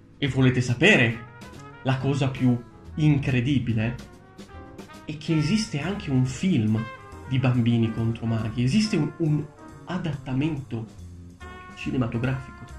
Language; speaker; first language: Italian; early bilingual, other home language; Romanian